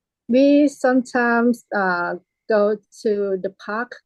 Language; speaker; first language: English; non-native, learner; Thai